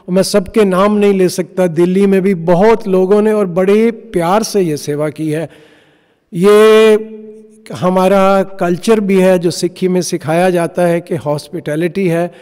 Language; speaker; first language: Hindi; non-native, local second language; Punjabi